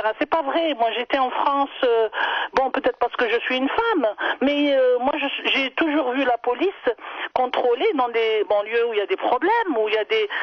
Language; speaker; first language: French; non-native, local second language; Arabic